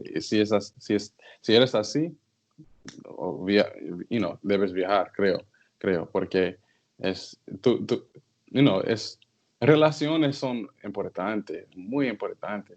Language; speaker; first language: Spanish; non-native, learner; English